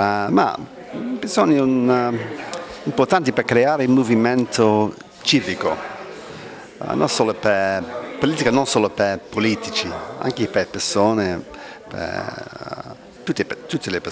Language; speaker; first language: Italian; non-native, learner; English